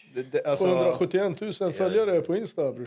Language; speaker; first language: Swedish; native; Swedish